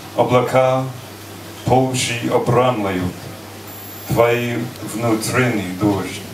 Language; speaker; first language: Russian; non-native, learner; English